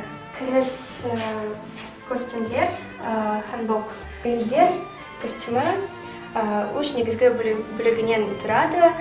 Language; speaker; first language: Kazakh; non-native, local second language; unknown